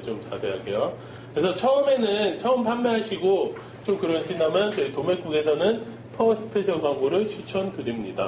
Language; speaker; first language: Korean; native; Korean